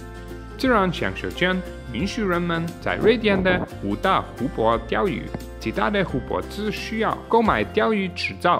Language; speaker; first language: Chinese; native; Chinese